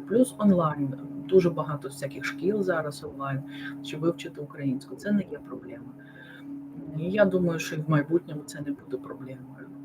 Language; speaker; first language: Ukrainian; non-native, local second language; Russian